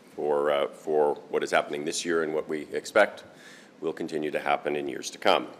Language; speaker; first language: English; native; English